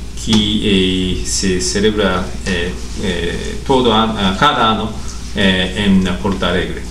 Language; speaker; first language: Portuguese; non-native, learner; Japanese